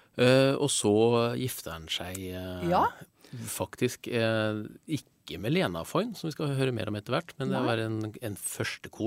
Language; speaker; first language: Norwegian; native; Norwegian